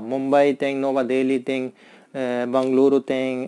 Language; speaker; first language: Portuguese; non-native, learner; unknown